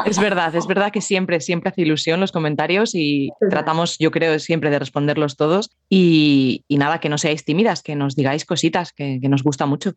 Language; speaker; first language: Spanish; native; Spanish